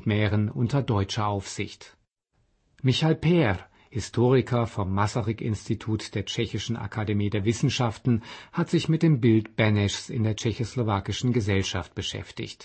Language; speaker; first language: German; native; German